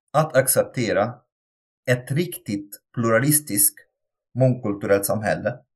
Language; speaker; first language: Swedish; non-native, fluent; Arabic